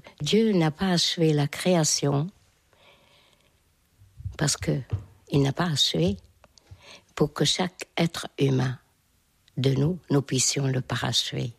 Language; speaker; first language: French; non-native, fluent; Hungarian